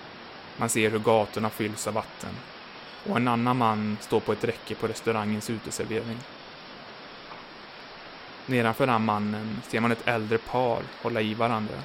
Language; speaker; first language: Swedish; native; Swedish